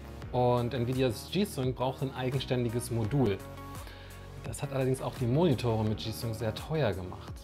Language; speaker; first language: German; native; German